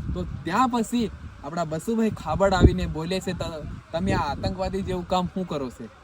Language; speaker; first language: Gujarati; non-native, local second language; Bhili